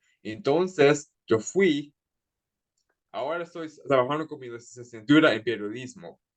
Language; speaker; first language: Spanish; early bilingual, heritage; Spanish